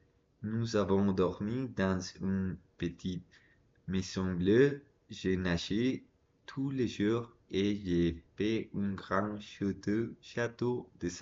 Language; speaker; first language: French; non-native, learner; Spanish